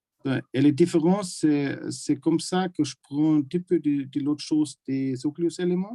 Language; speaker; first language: French; non-native, learner; German